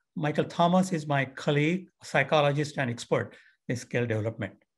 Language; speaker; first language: English; non-native, local second language; Marathi